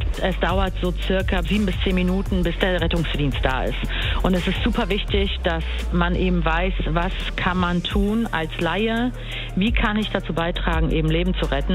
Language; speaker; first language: German; native; German